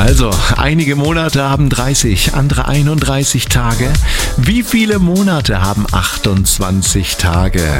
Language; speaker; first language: German; native; German